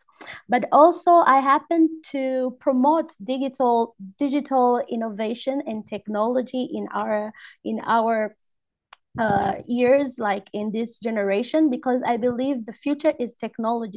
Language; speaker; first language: English; non-native, local second language; Swahili